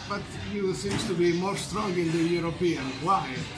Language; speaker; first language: English; non-native, fluent; Italian